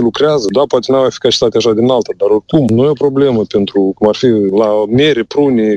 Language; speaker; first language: Romanian; native; Romanian